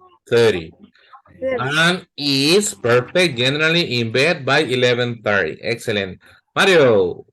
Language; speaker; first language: English; non-native, fluent; Spanish